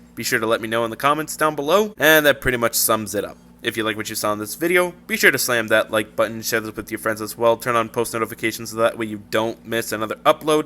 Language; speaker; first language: English; native; English